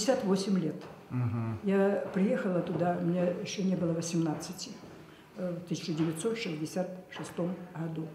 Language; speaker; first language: Russian; native; Russian